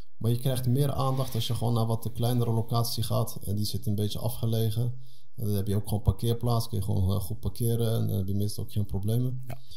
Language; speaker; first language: Dutch; early bilingual, other home language; Arabic